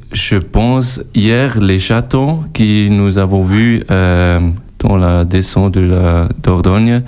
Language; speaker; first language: French; non-native, local second language; German